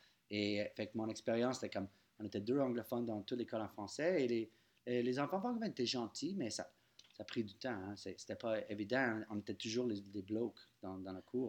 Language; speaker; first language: French; non-native, local second language; English